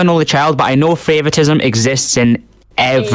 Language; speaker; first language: English; native; English